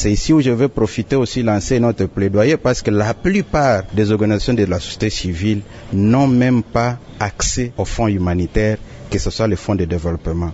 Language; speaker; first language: French; non-native, local second language; Swahili